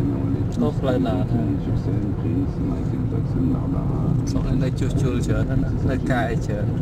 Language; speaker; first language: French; non-native, learner; Khmer